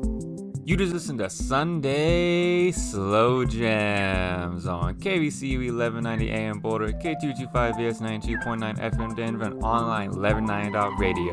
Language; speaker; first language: English; native; English